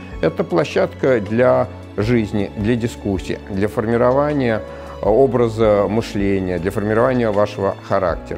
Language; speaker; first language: Russian; native; Russian